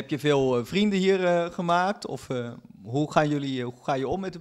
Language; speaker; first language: Dutch; native; Dutch